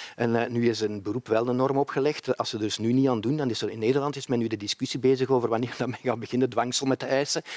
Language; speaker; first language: Dutch; native; Dutch